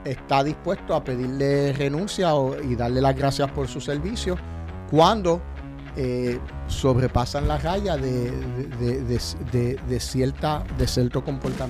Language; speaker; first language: Spanish; native; Spanish